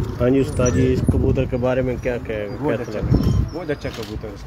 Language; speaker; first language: Hindi; non-native, local second language; Punjabi